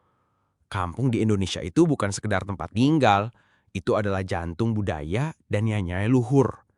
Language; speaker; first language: Indonesian; native; Indonesian